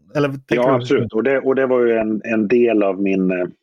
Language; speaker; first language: Swedish; native; Swedish